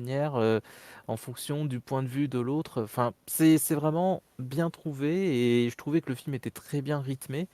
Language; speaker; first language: French; native; French